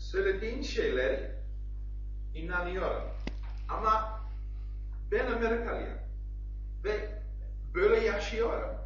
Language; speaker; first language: Turkish; non-native, learner; English